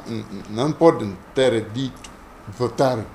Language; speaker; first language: Portuguese; non-native, local second language; Kongo